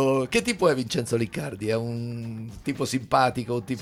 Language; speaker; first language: Italian; native; Italian